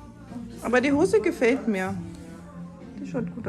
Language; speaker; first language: German; non-native, fluent; Filipino